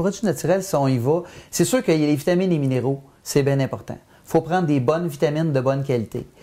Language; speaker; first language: French; native; French